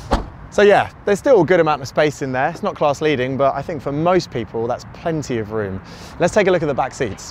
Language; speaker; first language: English; native; English